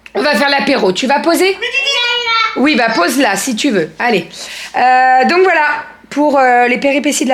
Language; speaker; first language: French; native; French